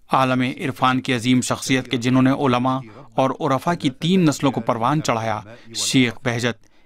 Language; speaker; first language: Urdu; native; Urdu